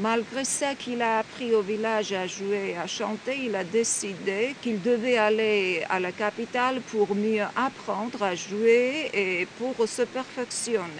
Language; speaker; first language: French; non-native, fluent; Georgian